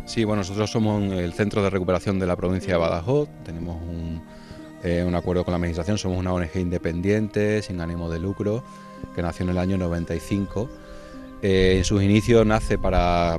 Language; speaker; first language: Spanish; native; Spanish